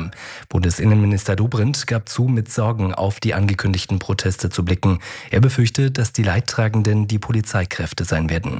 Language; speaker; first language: German; native; German